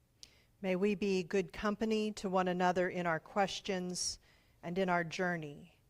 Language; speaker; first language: English; native; English